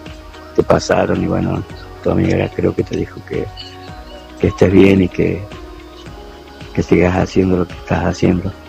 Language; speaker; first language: Spanish; native; Spanish